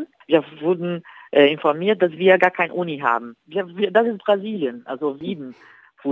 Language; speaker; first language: German; non-native, fluent; Portuguese